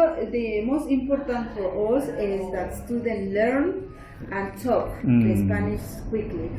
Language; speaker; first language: English; non-native, learner; Spanish